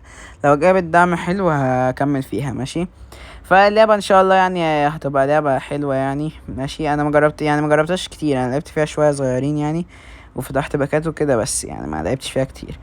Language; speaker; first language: Arabic; native; Arabic